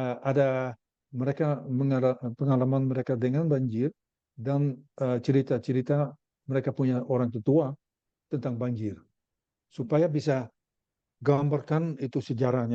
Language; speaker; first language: Indonesian; non-native, learner; Dutch